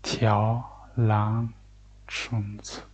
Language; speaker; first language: Chinese; non-native, learner; Mongolian